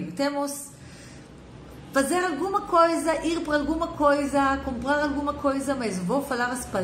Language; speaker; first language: Portuguese; non-native, fluent; Hebrew